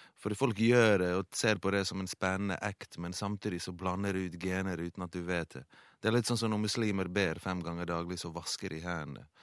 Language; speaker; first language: Norwegian; early bilingual, other home language; Bosnian